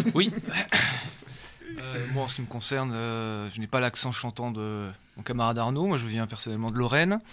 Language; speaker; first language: French; native; French